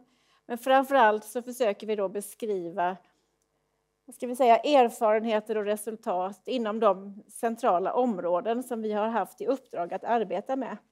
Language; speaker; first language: Swedish; native; Swedish